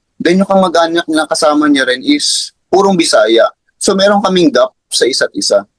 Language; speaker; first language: Filipino; native; Filipino